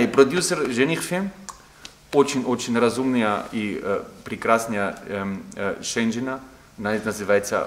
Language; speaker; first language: Russian; non-native, learner; German